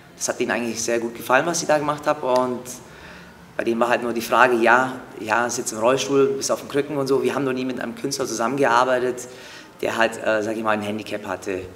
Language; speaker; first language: German; early bilingual, other home language; Turkish